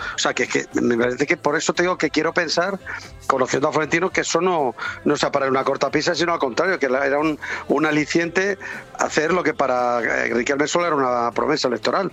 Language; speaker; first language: Spanish; native; Spanish